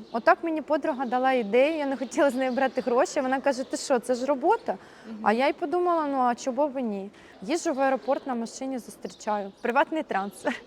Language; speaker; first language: Ukrainian; native; Ukrainian